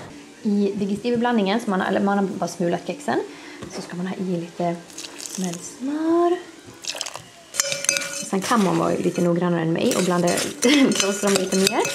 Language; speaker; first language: Swedish; native; Swedish